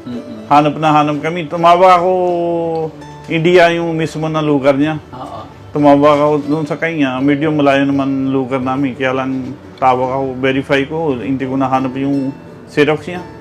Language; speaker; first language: Filipino; non-native, learner; Punjabi